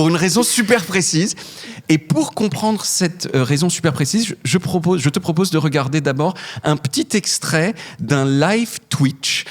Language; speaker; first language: French; native; French